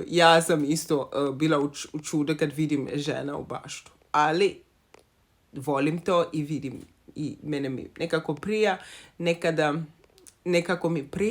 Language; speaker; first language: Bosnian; non-native, learner; Zulu